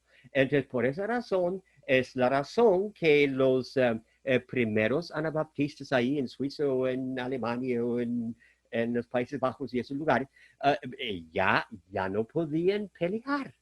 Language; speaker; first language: Spanish; non-native, fluent; German